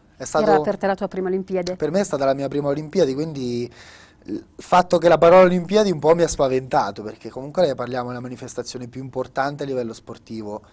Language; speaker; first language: Italian; native; Italian